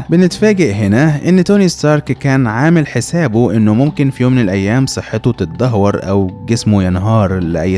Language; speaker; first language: Arabic; native; Arabic